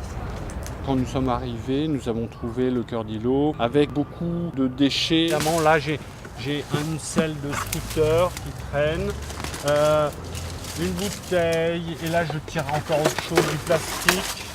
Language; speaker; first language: French; native; French